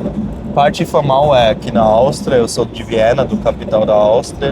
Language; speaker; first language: Portuguese; non-native, fluent; German